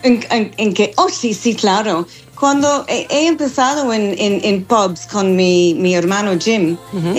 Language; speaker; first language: Spanish; non-native, learner; English